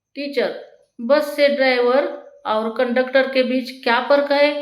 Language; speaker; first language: Hindi; non-native, local second language; Marathi